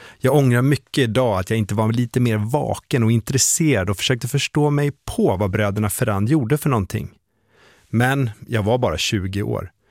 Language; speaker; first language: Swedish; native; Swedish